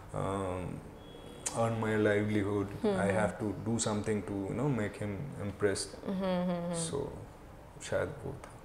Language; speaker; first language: Hindi; non-native, local second language; Assamese